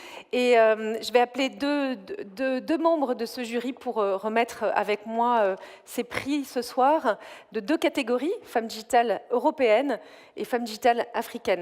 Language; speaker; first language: French; native; French